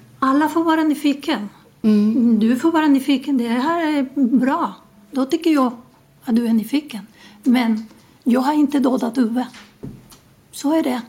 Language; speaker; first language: Swedish; non-native, fluent; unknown